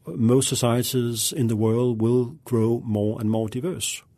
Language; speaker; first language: English; non-native, fluent; Danish